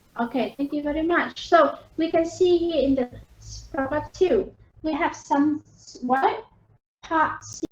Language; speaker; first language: English; non-native, fluent; Vietnamese